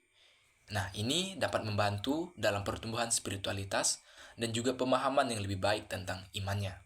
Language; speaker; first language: Indonesian; native; Indonesian